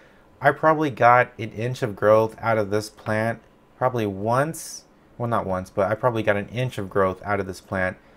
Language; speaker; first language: English; native; English